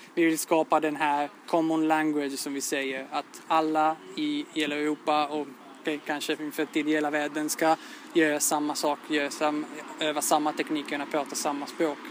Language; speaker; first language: Swedish; non-native, fluent; Italian